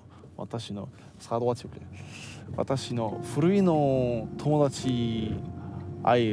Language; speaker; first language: Japanese; non-native, learner; French